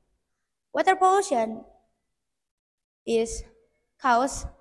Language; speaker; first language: English; non-native, learner; Indonesian